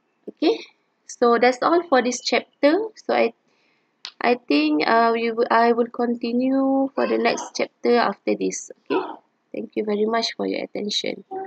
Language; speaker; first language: English; non-native, local second language; Malay